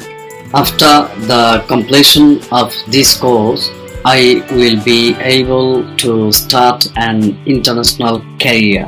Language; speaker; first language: English; non-native, fluent; Bangla